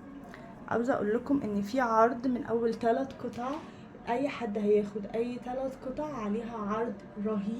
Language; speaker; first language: Arabic; native; Arabic